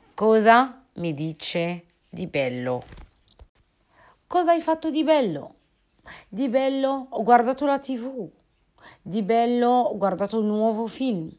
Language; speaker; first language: Italian; non-native, fluent; Arabic